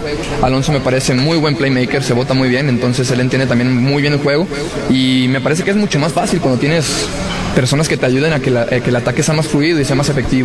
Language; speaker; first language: Spanish; native; Spanish